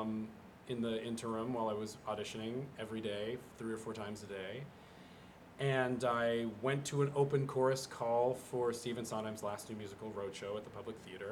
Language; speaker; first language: English; native; English